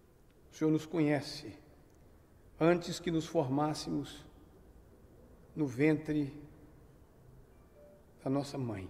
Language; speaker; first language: Portuguese; native; Portuguese